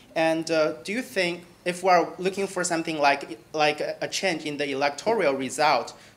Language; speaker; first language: English; non-native, fluent; Chinese